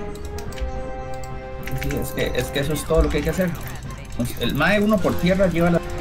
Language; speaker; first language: Spanish; native; Spanish